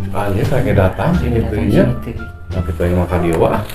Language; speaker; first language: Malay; non-native, local second language; Sundanese